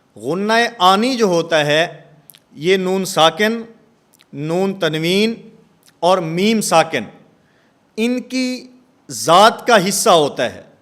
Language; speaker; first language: Urdu; non-native, local second language; Punjabi